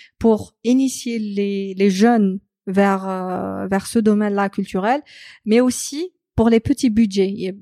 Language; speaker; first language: French; non-native, local second language; Arabic